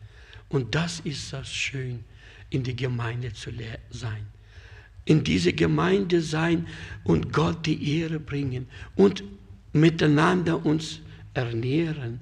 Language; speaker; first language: German; non-native, fluent; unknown